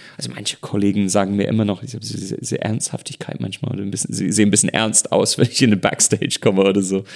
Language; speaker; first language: German; non-native, fluent; English